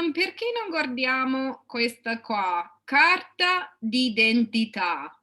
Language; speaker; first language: Italian; non-native, fluent; English